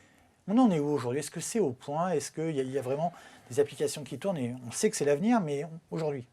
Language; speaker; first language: French; native; French